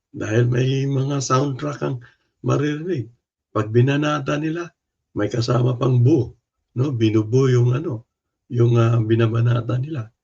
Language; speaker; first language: Filipino; non-native, local second language; Cebuano